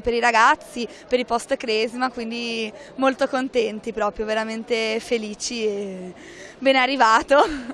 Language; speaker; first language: Italian; native; Italian